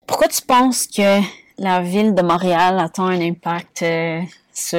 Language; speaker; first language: French; native; French